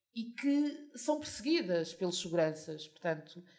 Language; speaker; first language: Portuguese; native; Portuguese